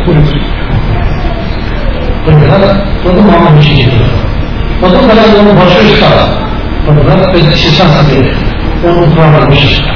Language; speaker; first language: Russian; non-native, learner; Tibetan